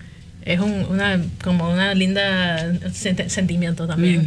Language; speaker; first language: Spanish; early bilingual, heritage; Spanish